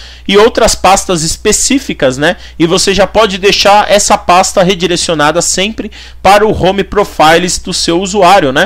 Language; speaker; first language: Portuguese; native; Portuguese